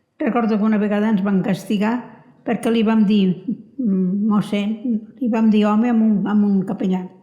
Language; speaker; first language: Catalan; native; Catalan